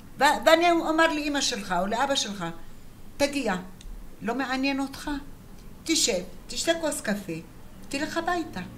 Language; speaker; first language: Hebrew; early bilingual, other home language; Arabic